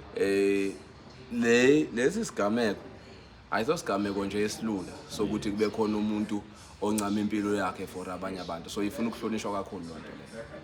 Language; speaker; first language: Zulu; non-native, local second language; Xhosa